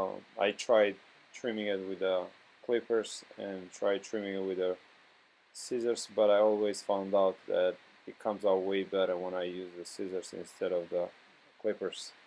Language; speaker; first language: English; non-native, fluent; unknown